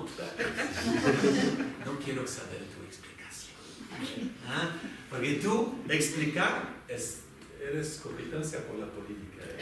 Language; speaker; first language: Spanish; non-native, fluent; French